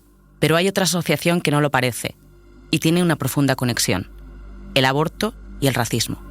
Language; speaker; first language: Spanish; native; Spanish